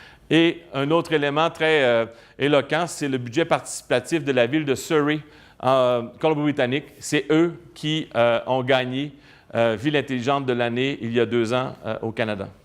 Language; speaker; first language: French; native; French